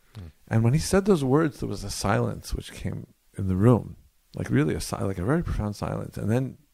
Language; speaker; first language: English; native; English